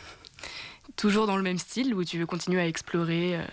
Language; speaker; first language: French; native; French